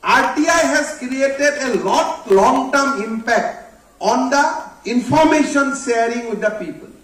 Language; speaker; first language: English; non-native, local second language; Assamese